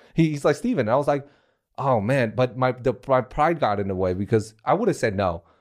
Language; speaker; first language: English; non-native, fluent; Chinese